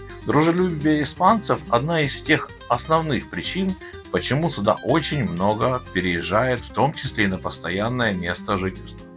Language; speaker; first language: Russian; native; Russian